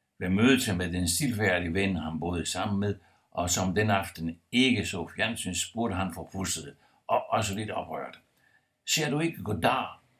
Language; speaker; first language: Danish; non-native, fluent; Italian